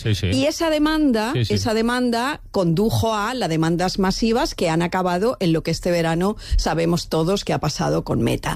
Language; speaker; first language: Spanish; native; Spanish